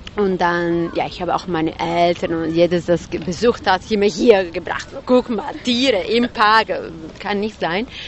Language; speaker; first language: German; non-native, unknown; Italian